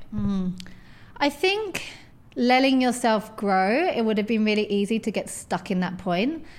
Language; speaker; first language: English; native; English